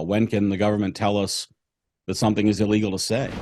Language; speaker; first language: English; native; English